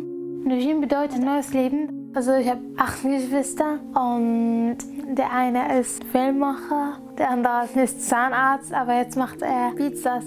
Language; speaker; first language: German; non-native, fluent; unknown